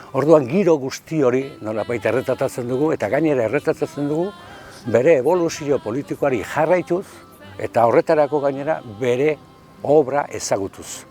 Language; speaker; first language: Basque; native; Basque